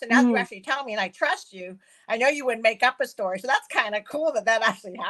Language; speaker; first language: English; early bilingual, other home language; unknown